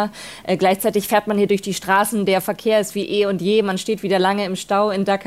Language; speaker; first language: German; native; German